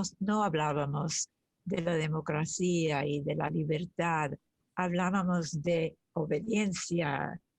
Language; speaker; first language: Spanish; early bilingual, other home language; German